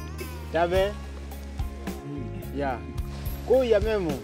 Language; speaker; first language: Portuguese; non-native, learner; Vietnamese